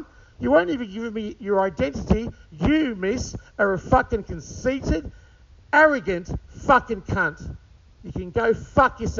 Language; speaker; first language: English; native; English